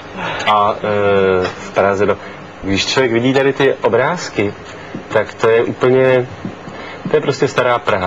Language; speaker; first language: Czech; native; Czech